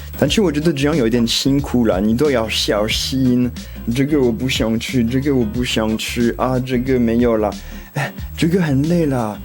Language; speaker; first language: Chinese; non-native, fluent; French